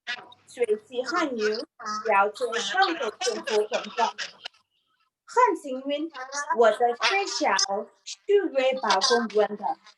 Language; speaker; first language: Chinese; non-native, learner; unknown